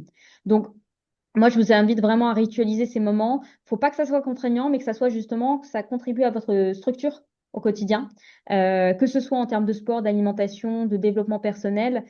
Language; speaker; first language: French; native; French